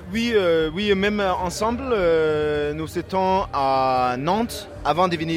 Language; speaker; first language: French; non-native, learner; Danish